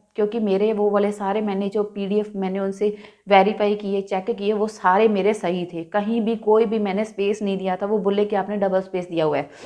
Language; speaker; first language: Hindi; non-native, local second language; Punjabi